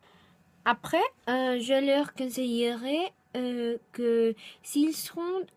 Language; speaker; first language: French; non-native, learner; Spanish